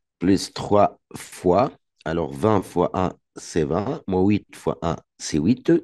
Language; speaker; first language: French; non-native, local second language; Arabic